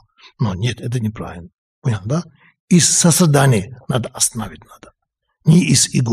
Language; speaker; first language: Russian; non-native, learner; Tibetan